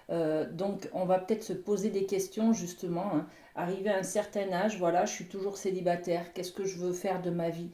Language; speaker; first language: French; native; French